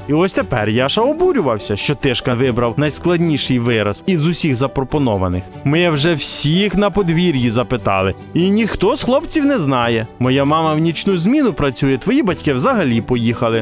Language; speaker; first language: Ukrainian; native; Ukrainian